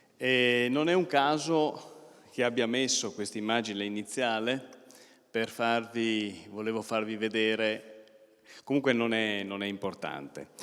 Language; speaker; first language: Italian; native; Italian